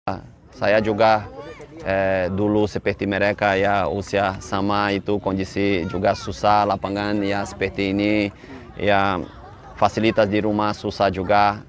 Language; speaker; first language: Indonesian; non-native, fluent; Portuguese